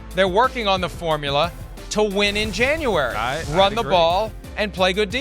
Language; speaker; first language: English; native; English